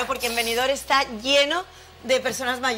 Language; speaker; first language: Spanish; native; Spanish